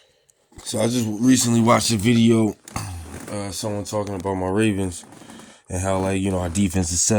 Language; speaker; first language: English; native; English